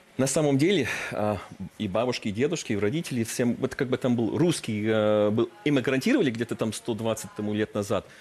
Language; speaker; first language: Russian; early bilingual, heritage; Russian